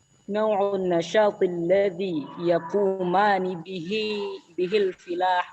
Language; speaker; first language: Arabic; non-native, learner; Indonesian